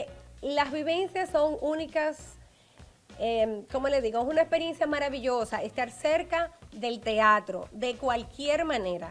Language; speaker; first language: Spanish; native; Spanish